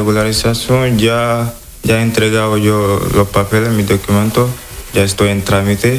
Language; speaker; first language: Spanish; non-native, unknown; Wolof